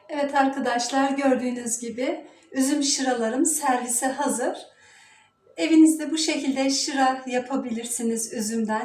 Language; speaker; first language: Turkish; native; Turkish